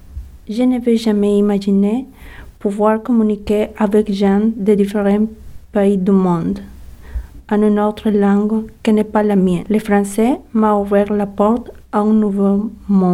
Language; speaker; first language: French; non-native, learner; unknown